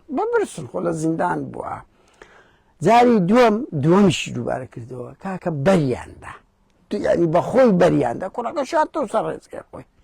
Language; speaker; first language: Central Kurdish; native; Central Kurdish